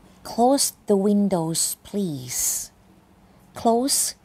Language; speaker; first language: English; non-native, fluent; Thai